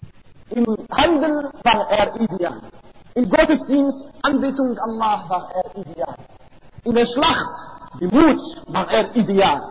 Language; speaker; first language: German; non-native, fluent; Arabic